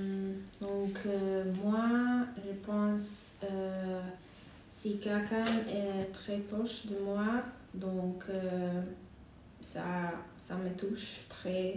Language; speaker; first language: French; non-native, learner; Hungarian